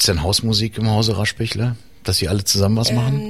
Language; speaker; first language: German; native; German